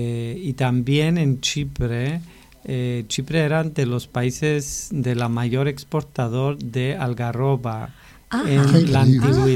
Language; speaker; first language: Spanish; non-native, fluent; Greek